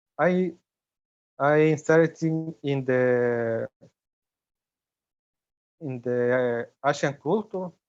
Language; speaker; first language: English; non-native, learner; Spanish